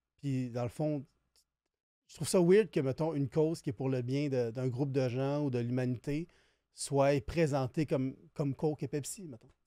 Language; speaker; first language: French; native; French